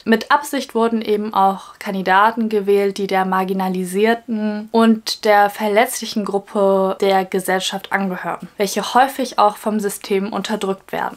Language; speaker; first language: German; native; German